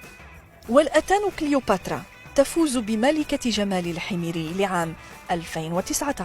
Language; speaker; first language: Arabic; native; Arabic